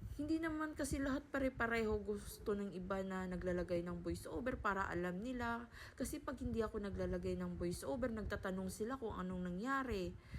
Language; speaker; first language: Filipino; non-native, local second language; Hiligaynon